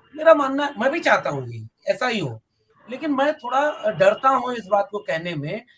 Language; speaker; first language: Hindi; non-native, local second language; Bhojpuri